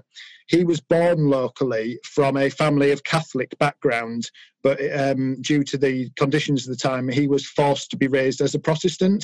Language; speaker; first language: English; native; English